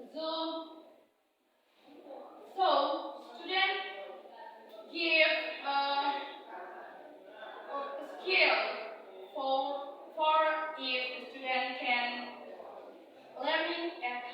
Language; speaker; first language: English; non-native, learner; Indonesian